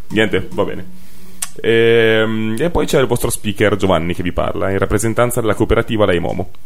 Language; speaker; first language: Italian; native; Italian